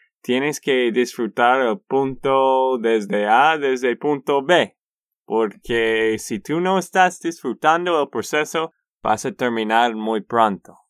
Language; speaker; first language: Spanish; non-native, learner; English